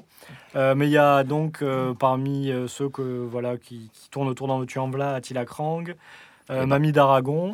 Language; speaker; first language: French; native; French